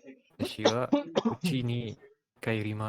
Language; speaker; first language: Japanese; non-native, learner; Malay